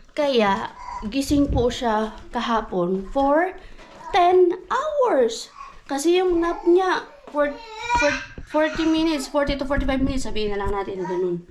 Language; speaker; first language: Filipino; non-native, local second language; Cebuano